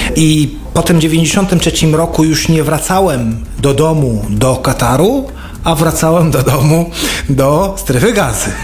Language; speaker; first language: Polish; non-native, fluent; Arabic